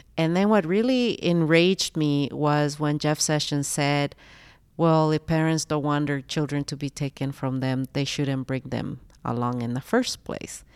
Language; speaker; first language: English; early bilingual, other home language; Spanish